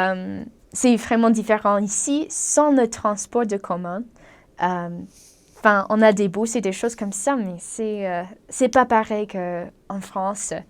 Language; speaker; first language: French; non-native, learner; English